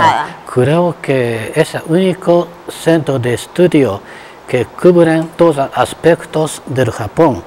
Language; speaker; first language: Spanish; non-native, fluent; Japanese